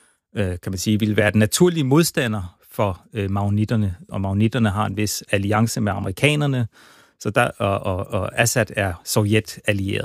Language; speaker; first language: Danish; native; Danish